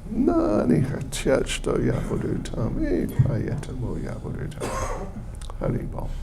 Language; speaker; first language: Russian; non-native, learner; English